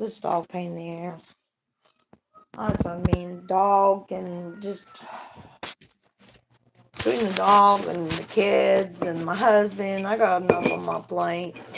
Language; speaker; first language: English; native; English